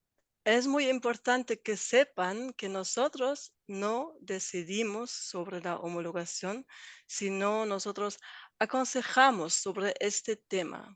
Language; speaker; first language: Spanish; non-native, fluent; German